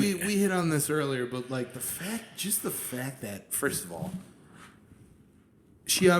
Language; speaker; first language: English; native; English